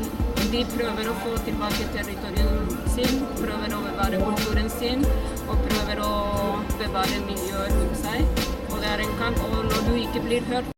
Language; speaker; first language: Norwegian; non-native, fluent; Spanish